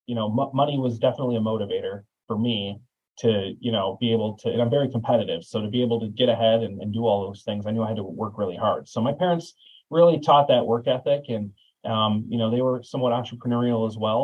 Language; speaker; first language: English; native; English